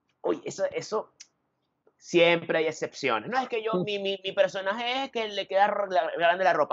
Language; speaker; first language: Spanish; native; Spanish